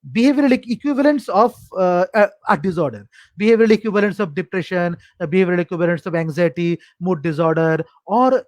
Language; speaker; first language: English; non-native, local second language; Bangla